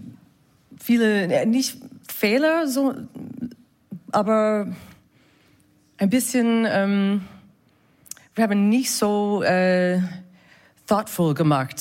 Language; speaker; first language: German; non-native, fluent; English